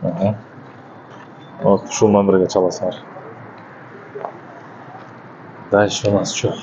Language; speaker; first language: Russian; non-native, local second language; Kyrgyz